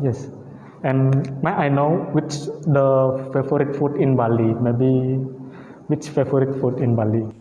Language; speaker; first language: English; non-native, learner; Indonesian